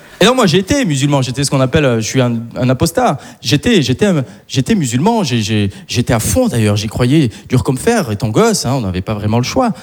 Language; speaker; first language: French; non-native, local second language; Arabic